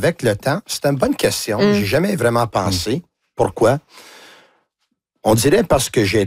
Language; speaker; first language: French; non-native, local second language; Italian